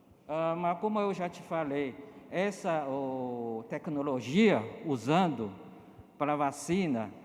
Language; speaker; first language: Portuguese; non-native, learner; Chinese